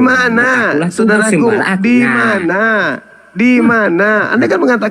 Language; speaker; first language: Indonesian; native; Indonesian